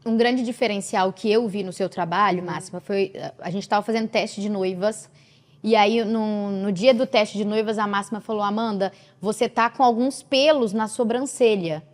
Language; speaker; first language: Portuguese; native; Portuguese